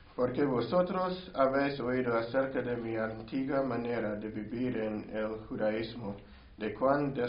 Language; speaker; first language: Spanish; non-native, learner; English